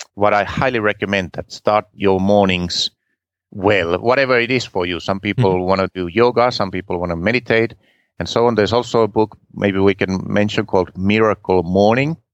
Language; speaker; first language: English; non-native, fluent; Finnish